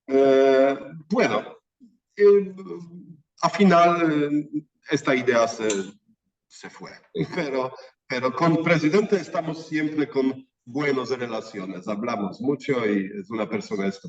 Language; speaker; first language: Spanish; non-native, fluent; Polish